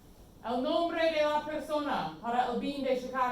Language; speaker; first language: Spanish; non-native, fluent; English